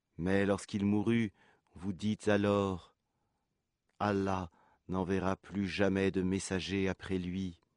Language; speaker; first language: French; native; French